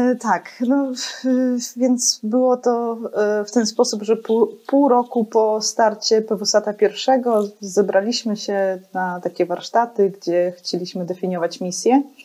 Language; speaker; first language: Polish; early bilingual, other home language; Russian